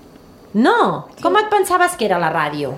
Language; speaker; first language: Catalan; native; Catalan